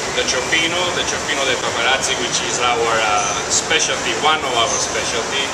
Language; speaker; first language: English; non-native, fluent; Italian